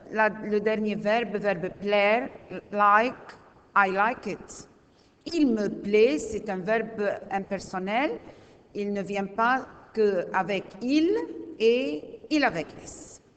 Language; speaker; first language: French; non-native, learner; Arabic